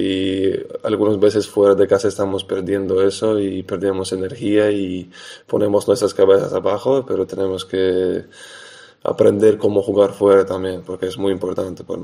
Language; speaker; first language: Spanish; non-native, fluent; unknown